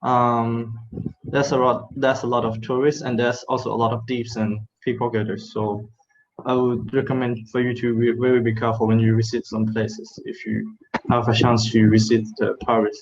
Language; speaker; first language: English; non-native, fluent; Thai